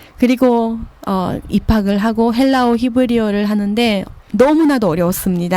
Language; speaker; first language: Korean; early bilingual, heritage; Korean